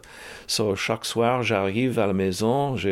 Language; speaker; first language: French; early bilingual, heritage; English